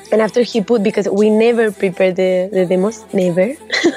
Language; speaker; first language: English; non-native, fluent; Spanish